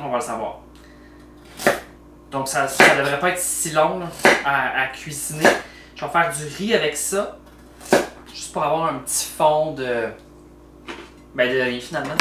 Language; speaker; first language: French; native; French